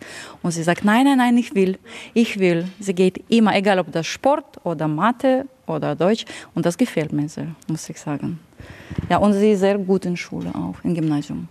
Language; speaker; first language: German; non-native, learner; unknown